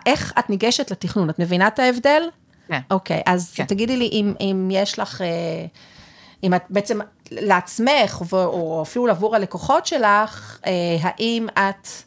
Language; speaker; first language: Hebrew; native; Hebrew